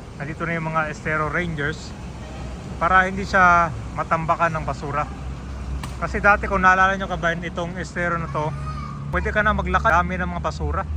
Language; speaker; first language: Filipino; native; Filipino